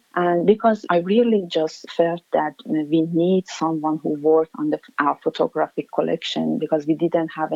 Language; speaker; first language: English; non-native, fluent; Persian